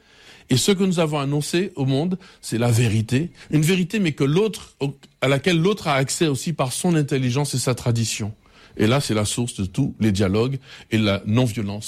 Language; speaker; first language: French; native; French